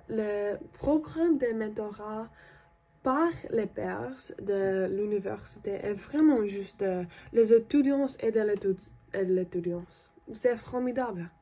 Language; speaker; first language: French; non-native, learner; English